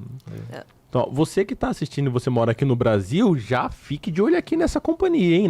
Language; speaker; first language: Portuguese; native; Portuguese